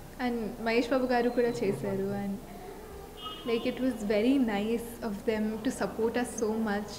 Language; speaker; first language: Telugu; non-native, local second language; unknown